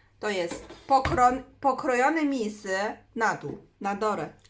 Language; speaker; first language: Polish; non-native, learner; Chinese